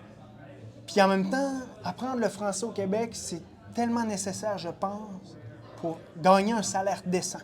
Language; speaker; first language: French; native; French